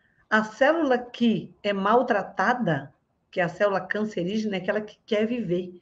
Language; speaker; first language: Portuguese; native; Portuguese